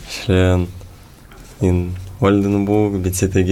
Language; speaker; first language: German; non-native, learner; Ukrainian